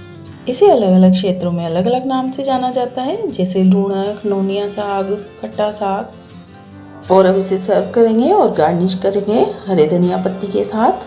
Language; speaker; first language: Hindi; native; Hindi